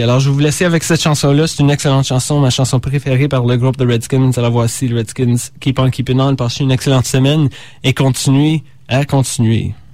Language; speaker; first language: French; native; French